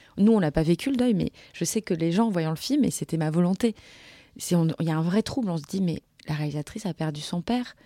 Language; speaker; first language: French; native; French